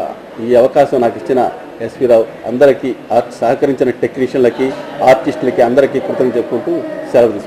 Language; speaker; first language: Telugu; native; Telugu